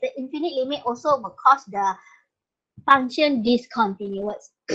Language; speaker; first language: English; non-native, local second language; Malay